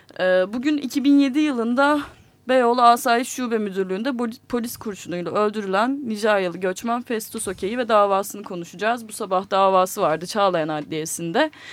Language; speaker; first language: Turkish; native; Turkish